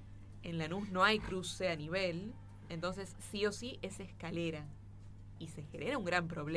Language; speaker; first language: Spanish; native; Spanish